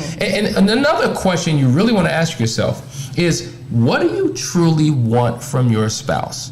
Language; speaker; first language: English; native; English